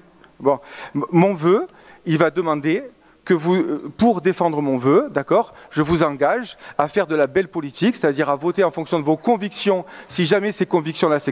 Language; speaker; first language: French; native; French